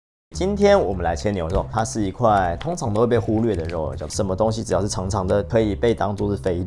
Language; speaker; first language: Chinese; native; Chinese